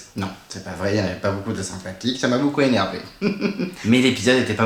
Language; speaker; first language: French; native; French